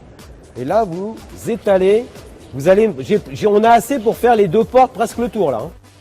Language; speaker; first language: French; native; French